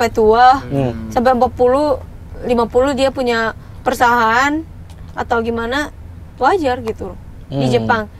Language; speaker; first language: Indonesian; non-native, fluent; Japanese